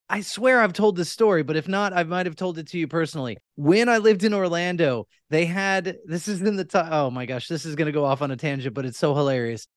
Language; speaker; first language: English; native; English